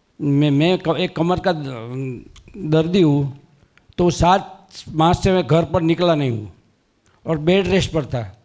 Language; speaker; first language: Hindi; non-native, local second language; Gujarati